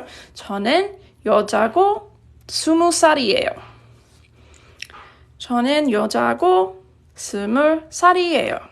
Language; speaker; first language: Korean; non-native, fluent; English